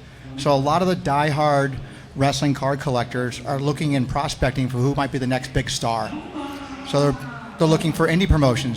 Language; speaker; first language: English; native; English